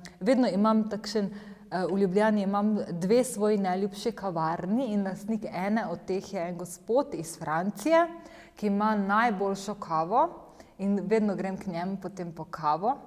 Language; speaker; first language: Slovenian; native; Slovenian